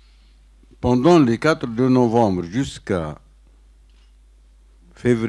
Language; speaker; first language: French; non-native, learner; Arabic